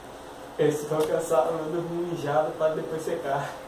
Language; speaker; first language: Portuguese; native; Portuguese